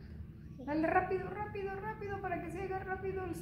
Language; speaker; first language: Spanish; native; Spanish